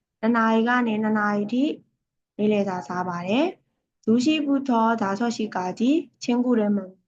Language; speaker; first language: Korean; non-native, fluent; Burmese